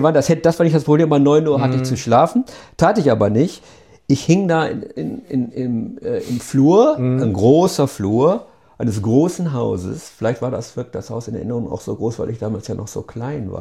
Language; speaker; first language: German; native; German